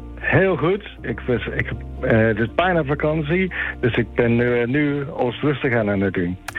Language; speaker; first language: Dutch; non-native, fluent; English